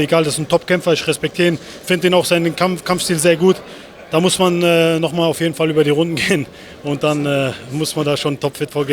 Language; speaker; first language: German; native; German